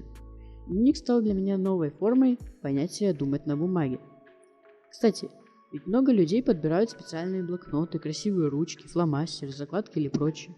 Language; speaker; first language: Russian; native; Russian